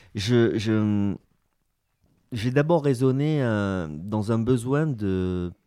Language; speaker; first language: French; native; French